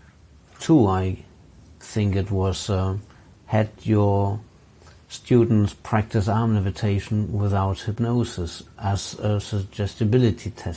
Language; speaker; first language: English; non-native, fluent; German